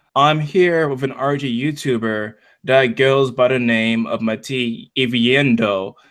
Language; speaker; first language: English; native; English